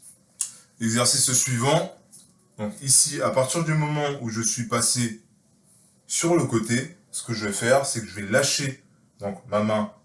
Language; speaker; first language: French; native; French